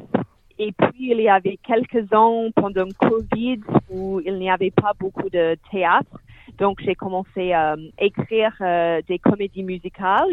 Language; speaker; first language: French; non-native, fluent; English